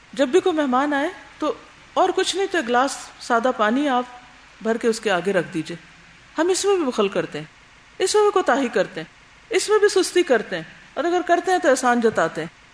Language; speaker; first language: Urdu; native; Urdu